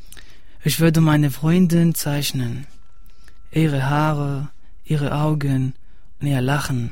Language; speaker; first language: German; non-native, learner; Arabic